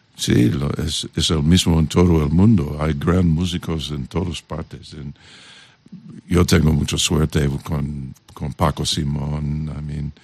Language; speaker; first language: Spanish; non-native, learner; English